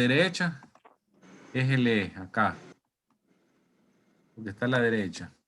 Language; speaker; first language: Spanish; native; Spanish